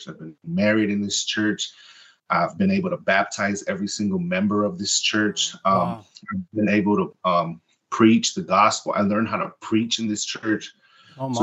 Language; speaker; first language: English; early bilingual, other home language; Spanish